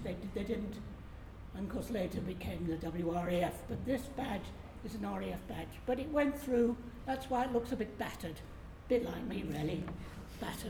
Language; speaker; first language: English; native; English